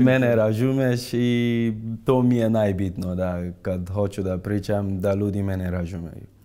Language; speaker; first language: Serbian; non-native, fluent; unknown